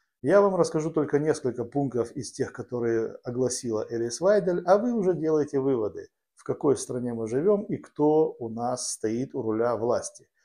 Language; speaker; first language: Russian; native; Russian